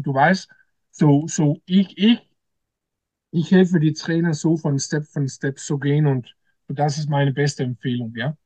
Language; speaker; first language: German; non-native, learner; Danish